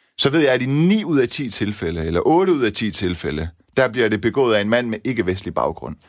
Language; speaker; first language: Danish; early bilingual, other home language; Persian